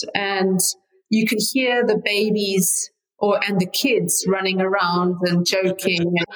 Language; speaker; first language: English; native; English